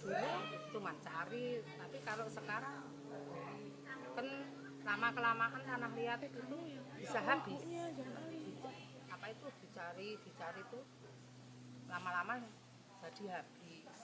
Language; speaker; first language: Indonesian; non-native, local second language; Javanese